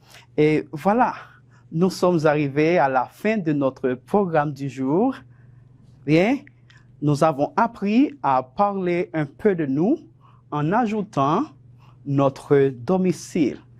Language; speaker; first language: French; non-native, fluent; Spanish